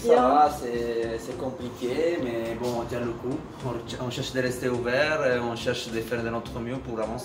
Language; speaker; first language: French; non-native, fluent; Italian